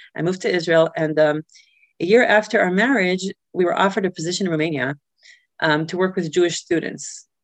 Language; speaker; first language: English; early bilingual, other home language; Hebrew